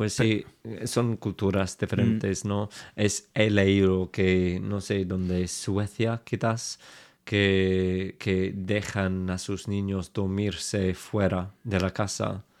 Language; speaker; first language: Spanish; non-native, fluent; English